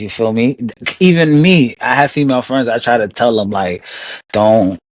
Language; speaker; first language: English; native; English